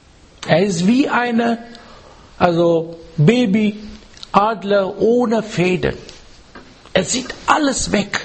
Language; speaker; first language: German; non-native, fluent; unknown